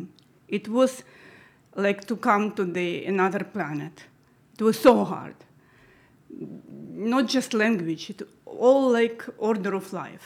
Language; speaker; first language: English; non-native, learner; Russian